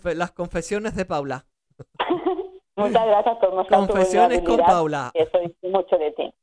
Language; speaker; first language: Spanish; early bilingual, other home language; German